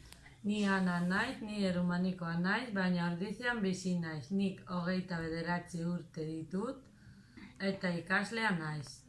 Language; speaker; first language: Basque; non-native, learner; Romanian